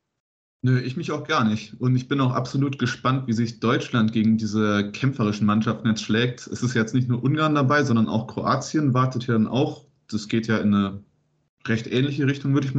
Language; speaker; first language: German; native; German